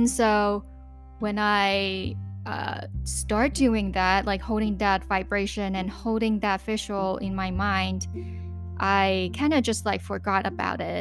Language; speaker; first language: English; non-native, local second language; Cantonese